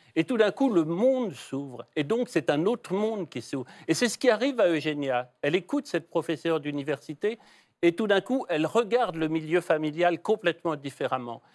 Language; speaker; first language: French; native; French